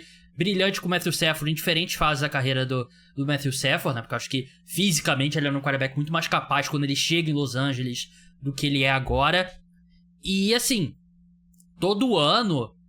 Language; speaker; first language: Portuguese; native; Portuguese